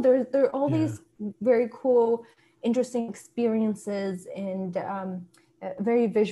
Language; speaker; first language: English; early bilingual, other home language; Spanish